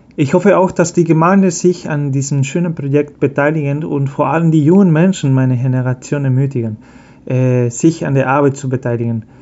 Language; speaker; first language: German; early bilingual, heritage; Spanish